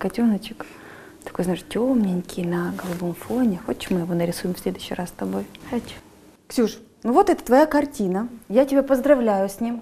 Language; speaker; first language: Russian; native; Russian